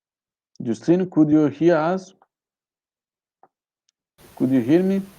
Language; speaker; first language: English; non-native, fluent; Italian